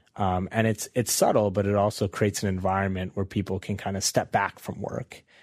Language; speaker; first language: English; native; English